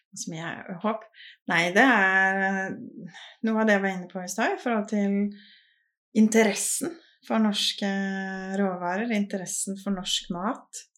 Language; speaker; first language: Norwegian; native; Norwegian